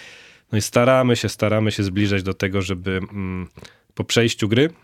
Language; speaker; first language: Polish; native; Polish